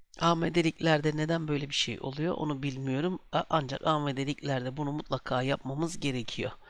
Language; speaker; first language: Turkish; native; Turkish